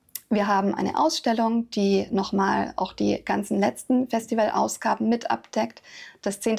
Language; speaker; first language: German; native; German